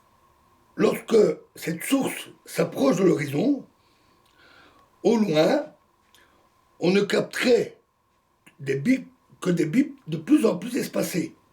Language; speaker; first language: French; native; French